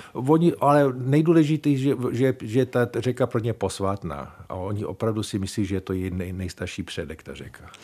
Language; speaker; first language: Czech; early bilingual, heritage; Czech